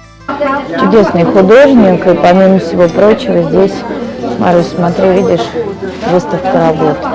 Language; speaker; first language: Russian; native; Russian